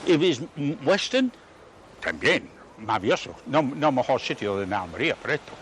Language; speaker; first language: Spanish; non-native, learner; English